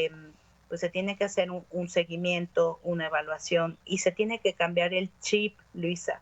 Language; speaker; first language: Spanish; native; Spanish